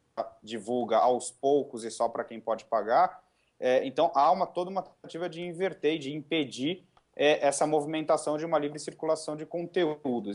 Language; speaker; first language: Portuguese; native; Portuguese